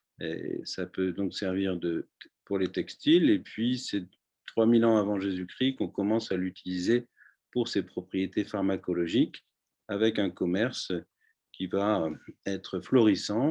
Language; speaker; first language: French; native; French